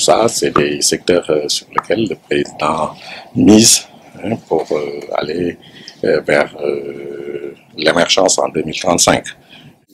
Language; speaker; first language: French; non-native, local second language; Wolof